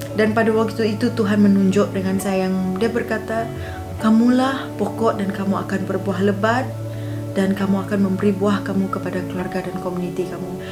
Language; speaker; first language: Malay; non-native, local second language; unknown